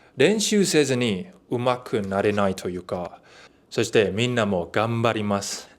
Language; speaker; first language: Japanese; non-native, learner; English